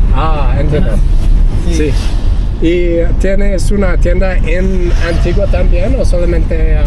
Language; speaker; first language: Spanish; non-native, learner; English